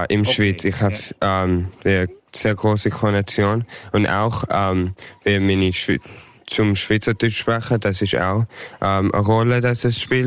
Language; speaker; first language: German; early bilingual, heritage; English